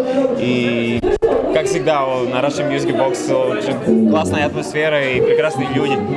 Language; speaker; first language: Russian; non-native, fluent; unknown